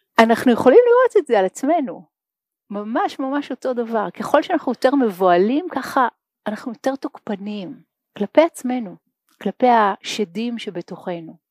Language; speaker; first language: Hebrew; non-native, fluent; English